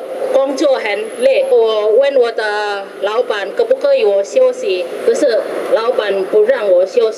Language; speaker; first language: Chinese; non-native, learner; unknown